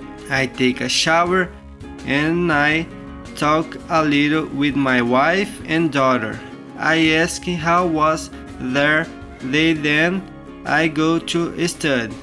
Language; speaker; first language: English; non-native, learner; Portuguese